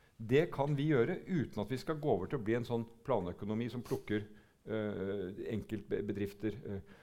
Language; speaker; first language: Norwegian; native; Norwegian